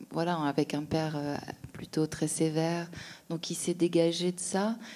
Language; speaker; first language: French; native; French